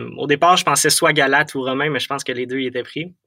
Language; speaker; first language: French; native; French